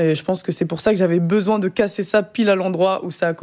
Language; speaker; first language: French; native; French